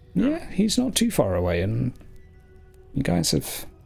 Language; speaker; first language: English; native; English